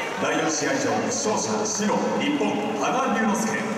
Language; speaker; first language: Japanese; native; Japanese